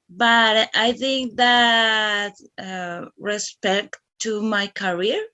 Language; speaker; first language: English; non-native, learner; Spanish